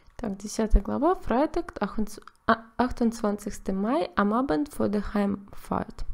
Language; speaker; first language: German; non-native, learner; Russian